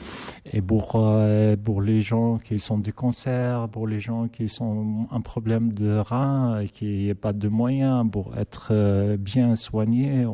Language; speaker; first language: French; non-native, learner; Arabic